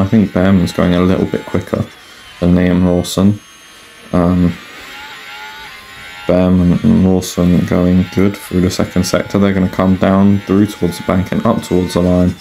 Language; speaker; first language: English; native; English